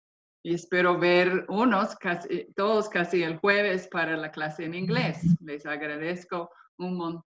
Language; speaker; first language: Spanish; non-native, fluent; English